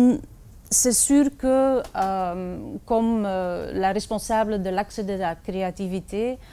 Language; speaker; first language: French; non-native, fluent; Dutch